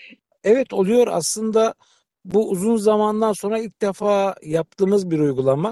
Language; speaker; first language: Turkish; native; Turkish